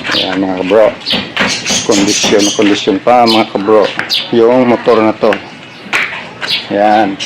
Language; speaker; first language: Filipino; non-native, local second language; Cebuano